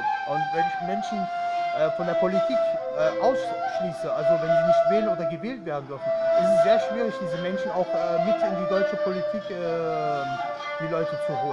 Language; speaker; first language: German; early bilingual, other home language; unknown